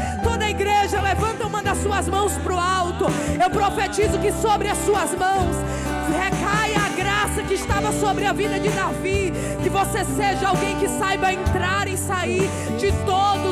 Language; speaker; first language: Portuguese; native; Portuguese